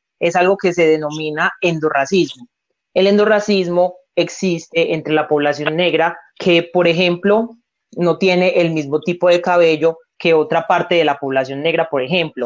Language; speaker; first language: Spanish; native; Spanish